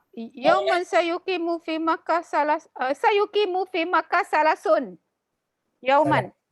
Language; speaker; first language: Arabic; non-native, learner; Malay